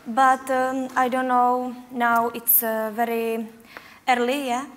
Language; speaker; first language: English; non-native, learner; Czech